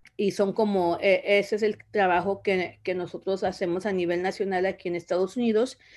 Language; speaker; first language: Spanish; early bilingual, other home language; Zapotec